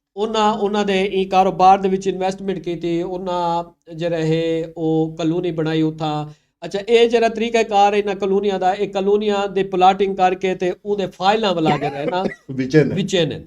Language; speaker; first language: Punjabi; non-native, local second language; Saraiki